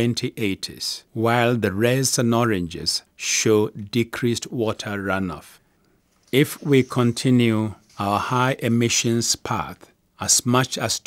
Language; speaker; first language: English; non-native, local second language; Akan